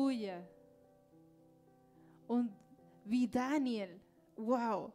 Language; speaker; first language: German; non-native, learner; Spanish